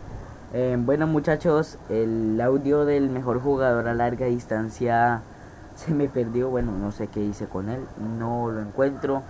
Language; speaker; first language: Spanish; native; Spanish